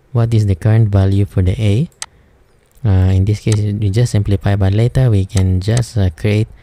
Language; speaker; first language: English; non-native, local second language; Filipino